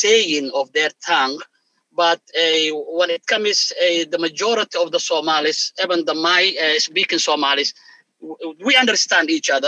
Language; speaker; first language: English; non-native, fluent; Somali